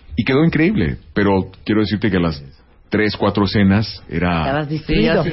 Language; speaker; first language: Spanish; native; Spanish